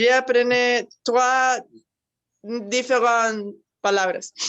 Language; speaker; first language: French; non-native, learner; Spanish